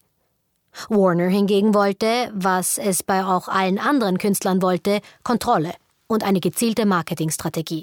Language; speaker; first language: German; native; German